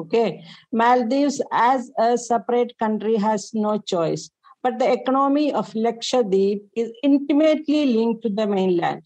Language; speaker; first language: English; non-native, local second language; Malayalam